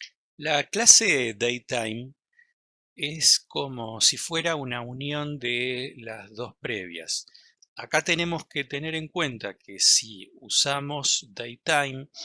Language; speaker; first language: Spanish; native; Spanish